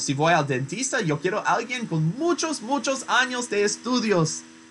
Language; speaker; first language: Spanish; non-native, fluent; English